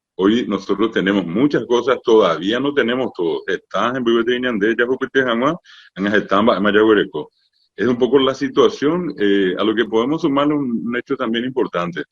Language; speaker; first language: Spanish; non-native, local second language; Guarani